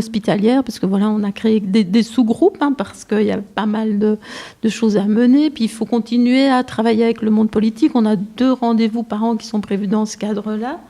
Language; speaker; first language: French; native; French